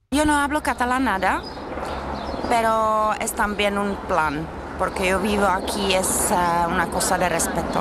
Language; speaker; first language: Spanish; non-native, learner; Czech